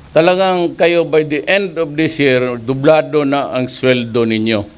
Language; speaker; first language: Filipino; non-native, local second language; Cebuano